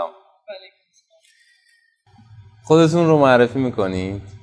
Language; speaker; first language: Persian; native; Persian